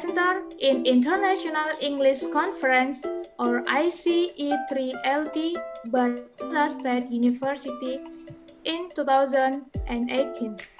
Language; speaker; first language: English; non-native, learner; Indonesian